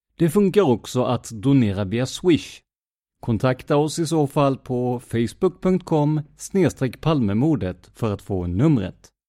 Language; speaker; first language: Swedish; native; Swedish